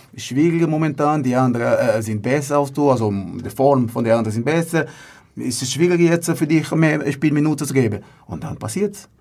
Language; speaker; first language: German; non-native, fluent; Portuguese